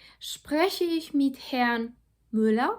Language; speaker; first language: German; non-native, fluent; Polish